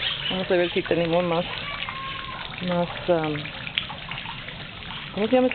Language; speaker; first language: Spanish; non-native, fluent; English